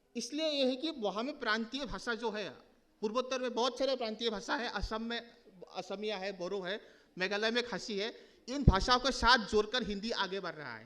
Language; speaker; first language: Hindi; non-native, local second language; Assamese